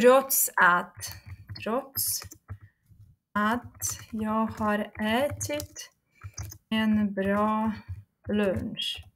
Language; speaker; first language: Swedish; non-native, fluent; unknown